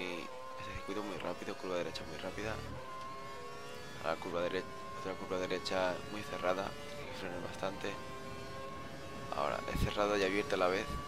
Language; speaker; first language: Spanish; native; Spanish